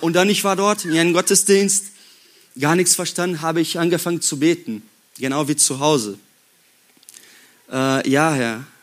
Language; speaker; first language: German; non-native, learner; Portuguese